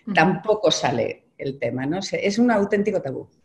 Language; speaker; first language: Spanish; native; Spanish